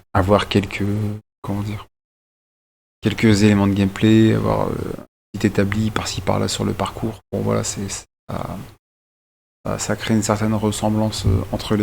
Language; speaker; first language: French; native; French